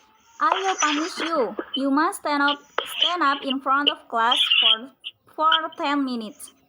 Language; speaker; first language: English; non-native, learner; Indonesian